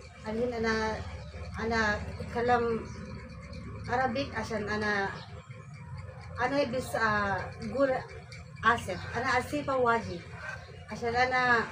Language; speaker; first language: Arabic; non-native, learner; Filipino